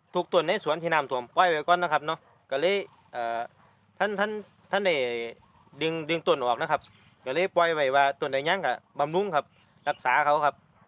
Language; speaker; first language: Thai; native; Thai